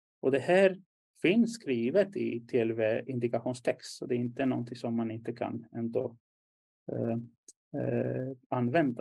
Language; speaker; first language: Swedish; non-native, fluent; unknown